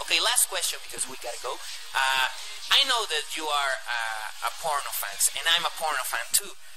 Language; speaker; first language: English; non-native, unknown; Spanish